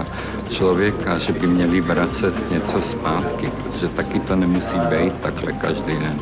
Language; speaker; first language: Czech; non-native, local second language; Slovak